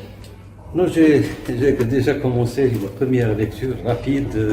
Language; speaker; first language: French; non-native, local second language; Arabic